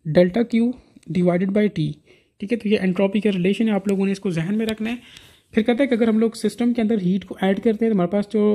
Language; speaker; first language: Urdu; non-native, local second language; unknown